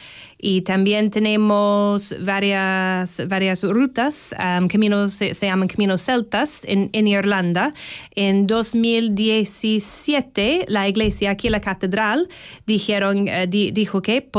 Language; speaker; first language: Spanish; non-native, learner; English